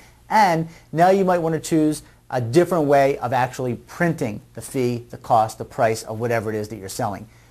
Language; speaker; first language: English; native; English